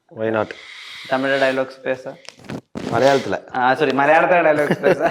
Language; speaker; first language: Tamil; non-native, learner; Malayalam